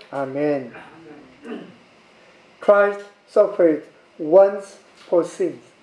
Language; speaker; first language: English; non-native, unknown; Korean